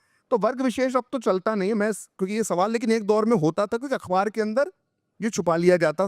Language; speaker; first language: Hindi; native; Hindi